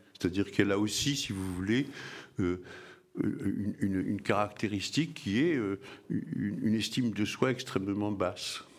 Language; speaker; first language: French; early bilingual, other home language; Arabic